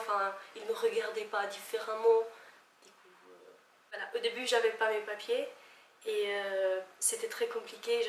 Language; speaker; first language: French; non-native, fluent; Albanian